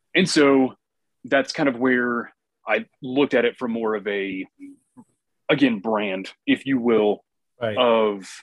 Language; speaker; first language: English; native; English